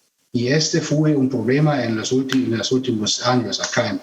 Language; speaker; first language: Spanish; non-native, fluent; German